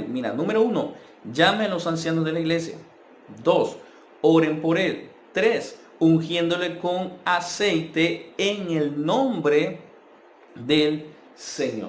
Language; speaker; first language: Spanish; native; Spanish